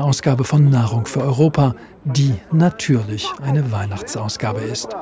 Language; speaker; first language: German; native; German